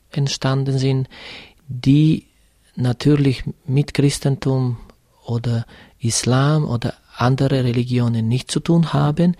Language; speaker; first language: German; non-native, fluent; Serbian